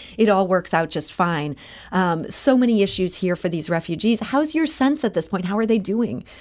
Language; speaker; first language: English; native; English